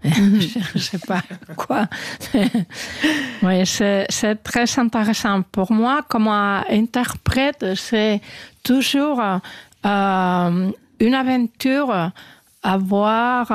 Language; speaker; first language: French; non-native, learner; Spanish